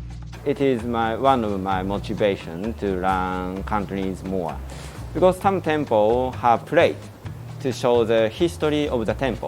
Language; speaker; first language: English; non-native, learner; Japanese